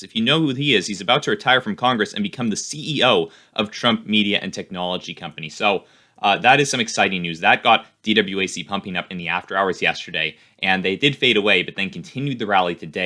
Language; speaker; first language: English; native; English